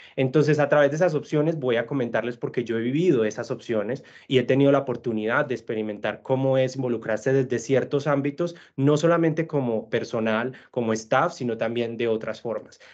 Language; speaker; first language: Spanish; native; Spanish